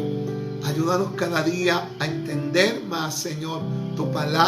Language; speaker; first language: Spanish; native; Spanish